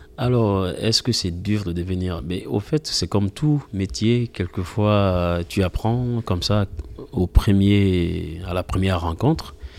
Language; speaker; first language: French; non-native, local second language; Mandingo